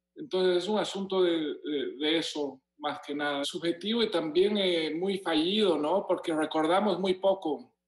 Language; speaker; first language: Spanish; native; Spanish